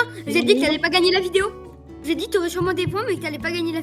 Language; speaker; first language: French; native; French